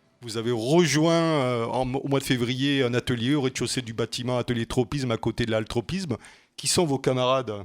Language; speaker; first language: French; native; French